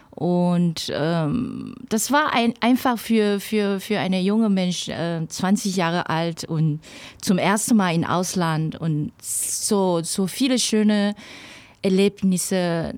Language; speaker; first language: German; non-native, fluent; Chinese